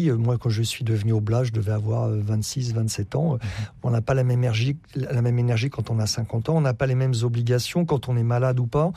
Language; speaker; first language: French; native; French